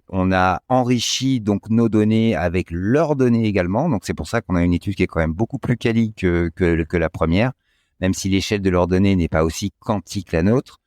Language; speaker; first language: French; native; French